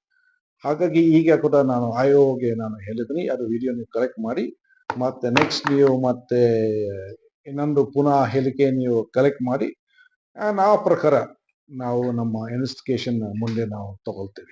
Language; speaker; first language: Kannada; non-native, fluent; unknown